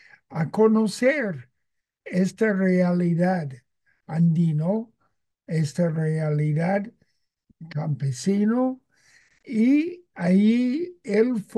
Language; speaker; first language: Spanish; non-native, fluent; English